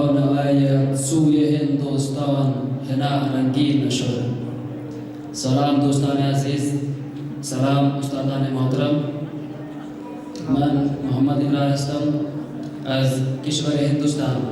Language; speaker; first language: Persian; non-native, learner; Hindi